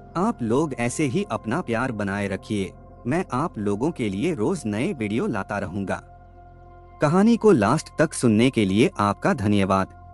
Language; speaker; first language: Hindi; native; Hindi